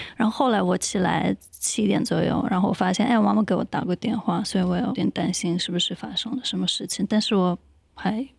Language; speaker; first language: Chinese; non-native, fluent; Ukrainian